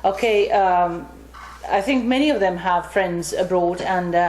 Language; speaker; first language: English; non-native, fluent; Finnish